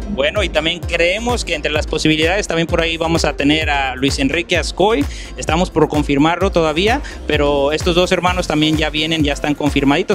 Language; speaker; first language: Spanish; native; Spanish